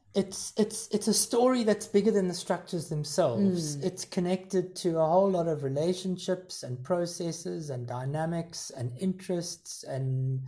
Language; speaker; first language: English; native; English